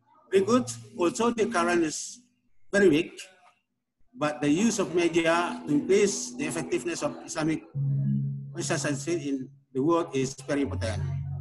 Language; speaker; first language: English; non-native, learner; Indonesian